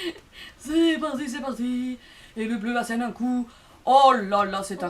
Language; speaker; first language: French; native; French